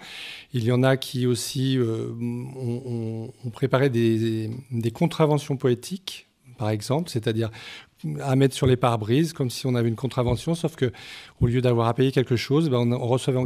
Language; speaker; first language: French; native; French